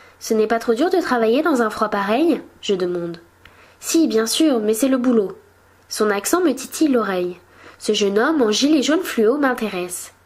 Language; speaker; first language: French; native; French